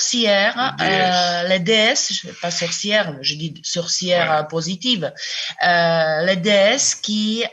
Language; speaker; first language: French; non-native, fluent; Czech